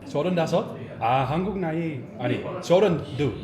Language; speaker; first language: Korean; non-native, learner; Dutch